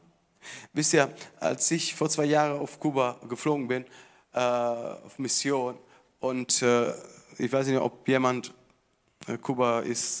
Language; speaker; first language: German; non-native, fluent; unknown